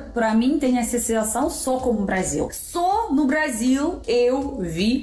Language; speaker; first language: Portuguese; non-native, fluent; Russian